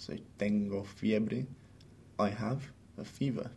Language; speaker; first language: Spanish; non-native, fluent; English